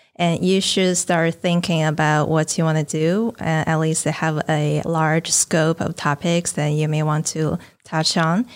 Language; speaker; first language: English; non-native, fluent; Chinese